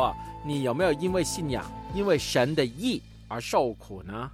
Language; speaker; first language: Chinese; native; Chinese